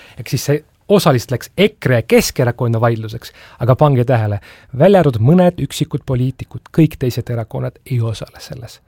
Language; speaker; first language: Estonian; non-native, local second language; Russian